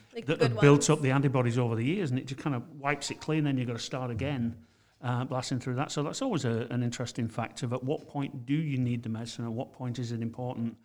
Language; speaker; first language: English; native; English